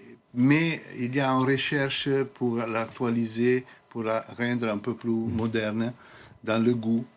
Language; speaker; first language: French; non-native, fluent; Italian